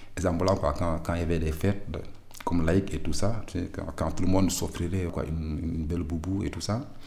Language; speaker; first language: French; non-native, local second language; Wolof